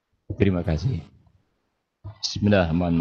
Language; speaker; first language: Indonesian; native; Indonesian